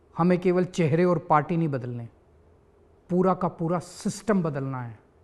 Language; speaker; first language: Hindi; native; Hindi